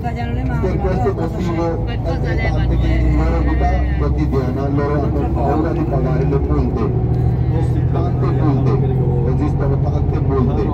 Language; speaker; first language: Italian; non-native, fluent; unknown